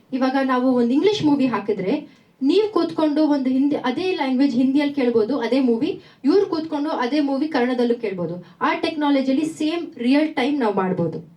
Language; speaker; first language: Kannada; non-native, local second language; Tamil